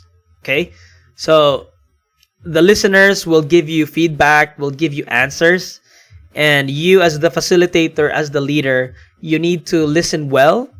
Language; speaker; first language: English; non-native, local second language; Filipino